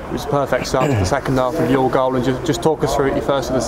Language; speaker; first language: English; native; English